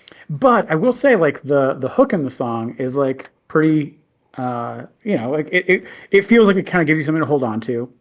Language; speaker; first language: English; native; English